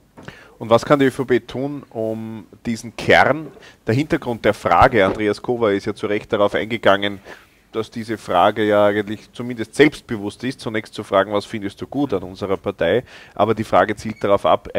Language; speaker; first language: German; native; German